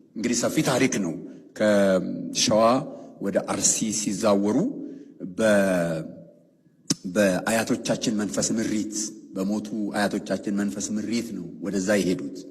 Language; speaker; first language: Amharic; non-native, local second language; Oromo